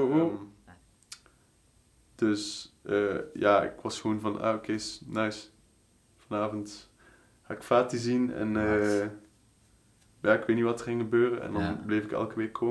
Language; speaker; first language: Dutch; native; Dutch